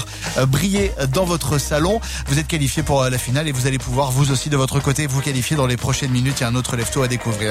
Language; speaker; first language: French; native; French